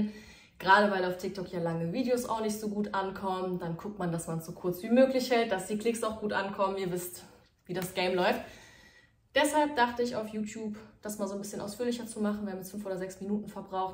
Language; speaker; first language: German; native; German